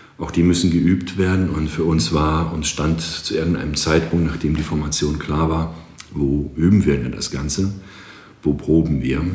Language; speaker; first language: German; non-native, fluent; Greek